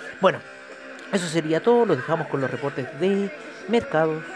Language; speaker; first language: Spanish; native; Spanish